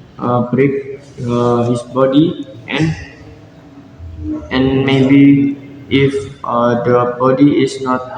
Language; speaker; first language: English; non-native, learner; Indonesian